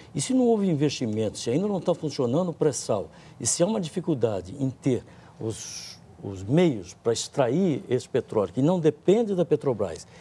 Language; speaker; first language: Portuguese; native; Portuguese